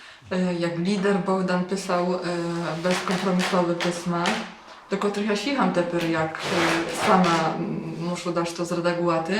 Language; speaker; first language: Polish; non-native, local second language; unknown